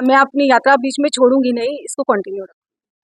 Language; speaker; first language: Hindi; native; Hindi